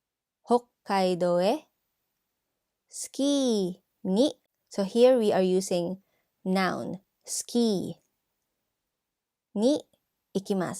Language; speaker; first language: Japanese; non-native, fluent; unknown